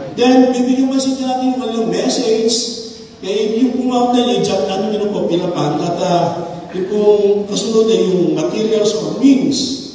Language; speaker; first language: Filipino; non-native, local second language; Iloko